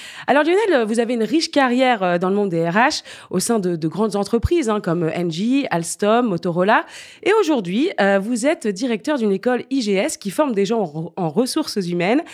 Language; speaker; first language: French; native; French